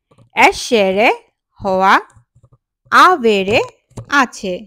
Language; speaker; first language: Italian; non-native, fluent; Bangla